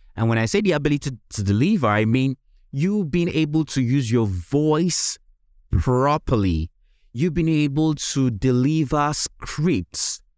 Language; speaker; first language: English; non-native, local second language; Yoruba